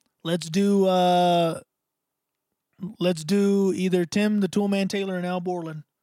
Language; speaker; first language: English; native; English